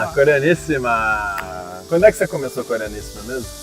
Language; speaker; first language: Portuguese; native; Portuguese